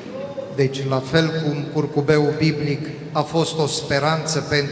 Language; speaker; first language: Romanian; non-native, fluent; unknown